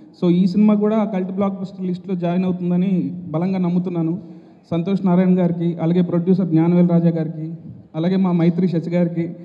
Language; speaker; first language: Telugu; native; Telugu